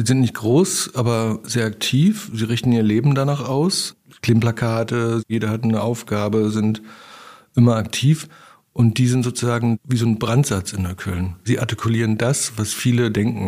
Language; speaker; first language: German; native; German